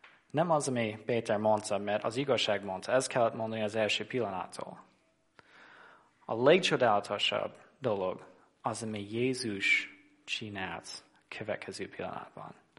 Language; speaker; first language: Hungarian; non-native, fluent; English